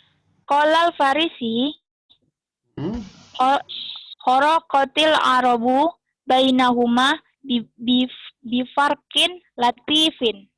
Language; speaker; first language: Arabic; non-native, learner; Indonesian